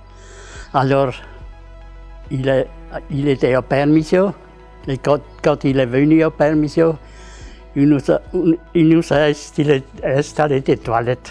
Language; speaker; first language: French; non-native, local second language; Swiss German